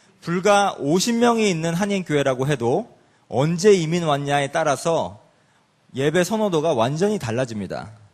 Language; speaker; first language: Korean; early bilingual, other home language; English